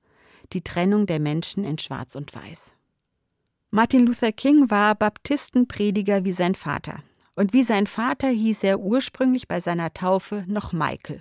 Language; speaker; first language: German; native; German